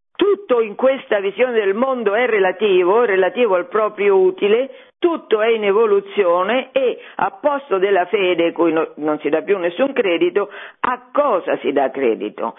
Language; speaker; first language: Italian; native; Italian